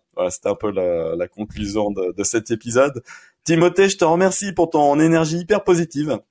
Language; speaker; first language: French; native; French